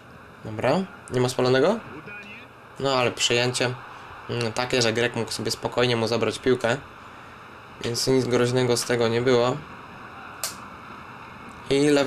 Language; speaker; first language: Polish; native; Polish